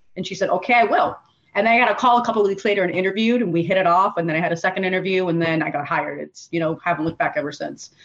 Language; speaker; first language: English; native; English